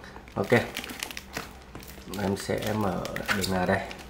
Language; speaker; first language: Vietnamese; native; Vietnamese